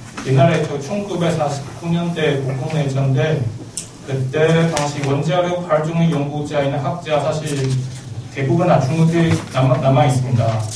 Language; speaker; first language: Korean; non-native, learner; Chinese